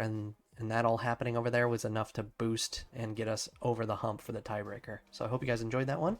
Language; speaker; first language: English; native; English